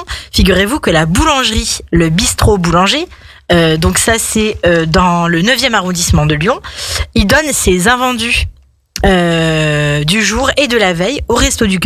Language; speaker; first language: French; native; French